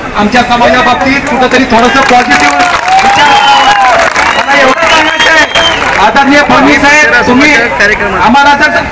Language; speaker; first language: Marathi; non-native, local second language; Lambadi